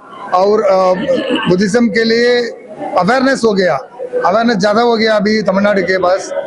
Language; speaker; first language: Hindi; non-native, local second language; Tamil